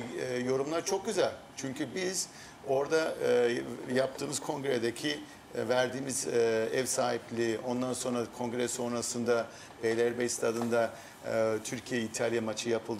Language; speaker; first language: Turkish; early bilingual, heritage; Turkish